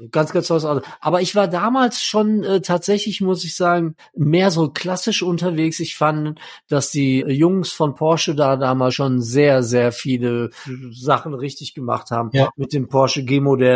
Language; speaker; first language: German; native; German